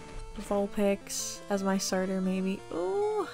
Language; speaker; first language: English; native; English